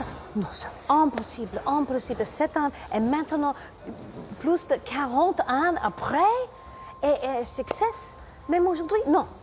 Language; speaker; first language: French; non-native, learner; English